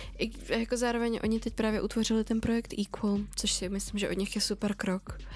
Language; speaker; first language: Czech; early bilingual, other home language; Russian